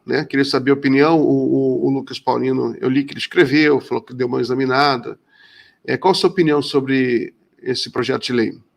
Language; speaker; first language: Portuguese; native; Portuguese